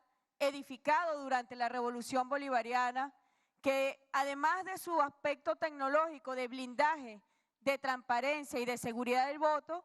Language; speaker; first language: Spanish; native; Spanish